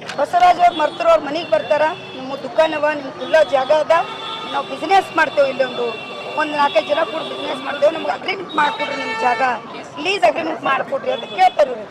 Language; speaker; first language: Kannada; native; Kannada